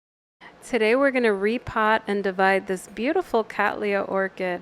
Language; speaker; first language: English; native; English